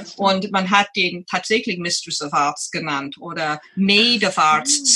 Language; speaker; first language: German; non-native, fluent; English